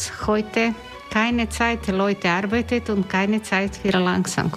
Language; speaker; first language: German; non-native, learner; Croatian